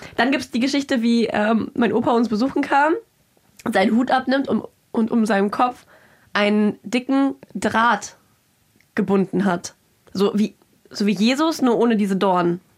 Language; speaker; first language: German; early bilingual, other home language; Russian